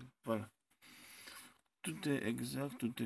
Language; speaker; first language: French; non-native, learner; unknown